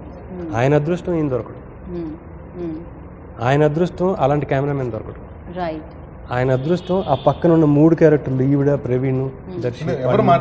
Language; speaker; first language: Telugu; native; Telugu